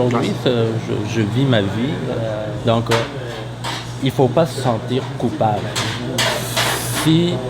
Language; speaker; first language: French; non-native, fluent; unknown